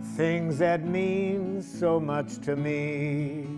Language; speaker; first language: English; native; English